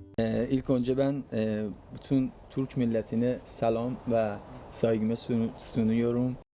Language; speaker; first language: Turkish; non-native, fluent; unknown